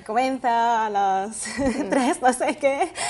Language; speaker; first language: Spanish; non-native, learner; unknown